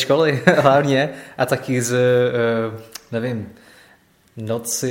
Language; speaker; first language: Czech; non-native, learner; English